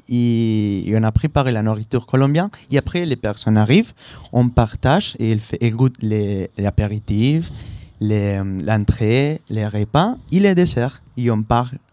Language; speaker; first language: French; non-native, learner; Spanish